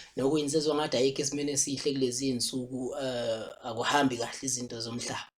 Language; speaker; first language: Zulu; native; Zulu